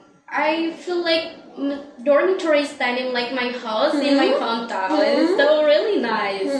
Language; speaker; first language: English; non-native, learner; Indonesian